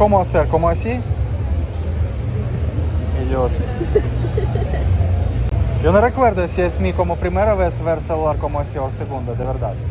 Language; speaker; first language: Spanish; non-native, learner; Russian